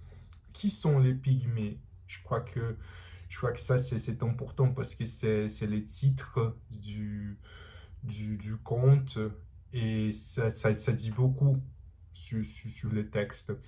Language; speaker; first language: French; non-native, learner; Portuguese